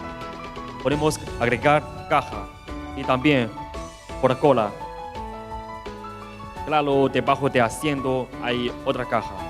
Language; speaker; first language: Spanish; non-native, learner; Chinese